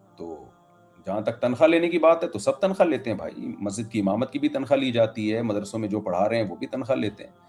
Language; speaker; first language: Urdu; native; Urdu